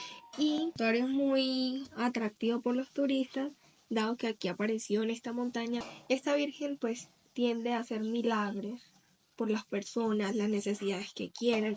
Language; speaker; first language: Spanish; native; Spanish